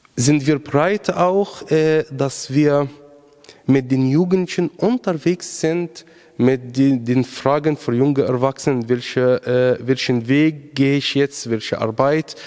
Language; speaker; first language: German; non-native, fluent; Arabic